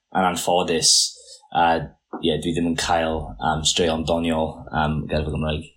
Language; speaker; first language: Welsh; non-native, local second language; English